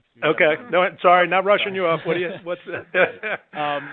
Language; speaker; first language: English; native; English